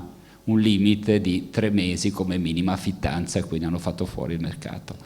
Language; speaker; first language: Italian; native; Italian